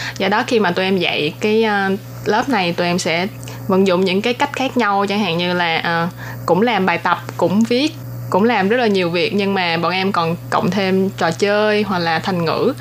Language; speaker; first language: Vietnamese; non-native, local second language; Cantonese